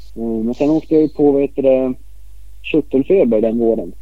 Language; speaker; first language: Swedish; native; Swedish